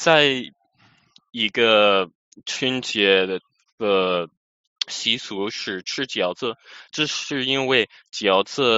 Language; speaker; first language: Chinese; non-native, fluent; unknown